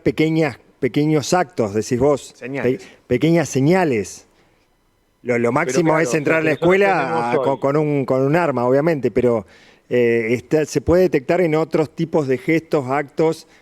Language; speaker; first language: Spanish; native; Spanish